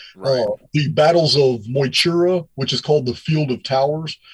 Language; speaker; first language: English; native; English